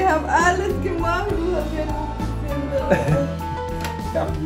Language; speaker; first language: German; non-native, learner; Spanish